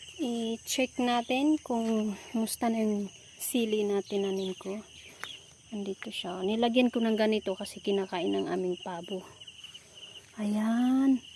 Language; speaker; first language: Filipino; non-native, local second language; Cebuano